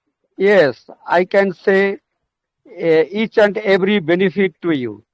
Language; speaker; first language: English; non-native, learner; Hindi